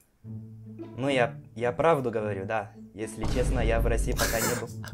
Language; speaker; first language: Russian; non-native, fluent; Portuguese